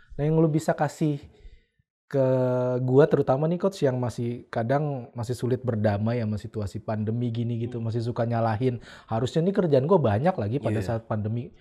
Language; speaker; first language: Indonesian; native; Indonesian